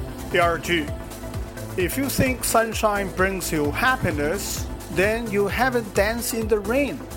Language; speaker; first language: English; non-native, fluent; Chinese